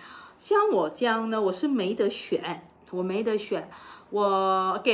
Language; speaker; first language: Chinese; non-native, local second language; Malay